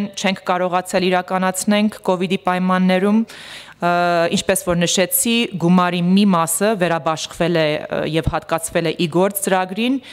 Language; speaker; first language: Armenian; early bilingual, heritage; Armenian